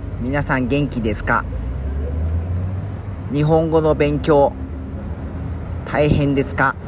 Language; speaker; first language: Japanese; non-native, fluent; Spanish